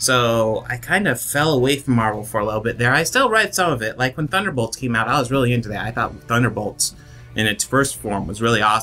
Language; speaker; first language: English; native; English